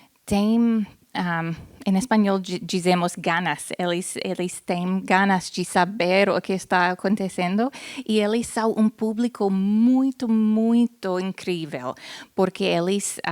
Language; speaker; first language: Portuguese; non-native, fluent; English